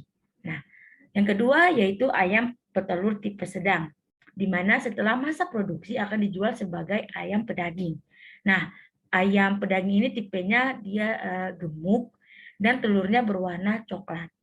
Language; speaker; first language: Indonesian; native; Indonesian